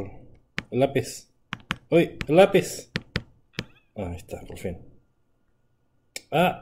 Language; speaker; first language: Spanish; non-native, fluent; Korean